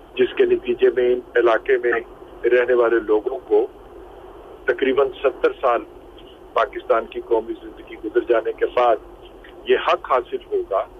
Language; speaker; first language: Urdu; non-native, local second language; Punjabi